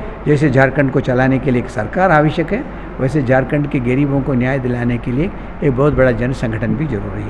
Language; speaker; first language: Hindi; native; Hindi